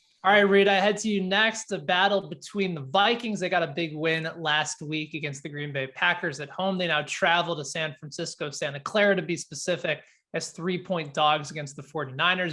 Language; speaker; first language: English; native; English